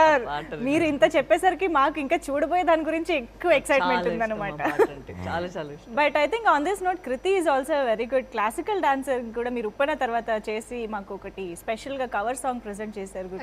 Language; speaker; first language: Telugu; native; Telugu